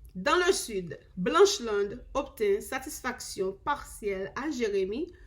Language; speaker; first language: French; non-native, learner; English